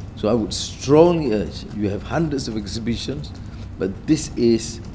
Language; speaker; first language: English; non-native, local second language; Malay